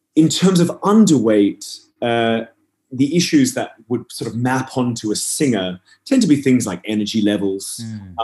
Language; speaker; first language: English; native; English